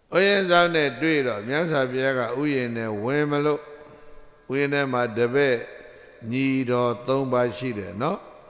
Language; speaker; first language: Burmese; native; Burmese